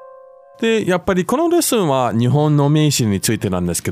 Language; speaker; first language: Japanese; non-native, fluent; English